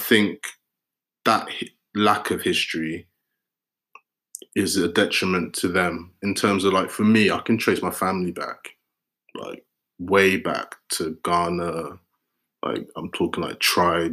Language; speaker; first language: English; native; English